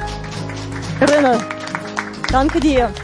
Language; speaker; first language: German; non-native, fluent; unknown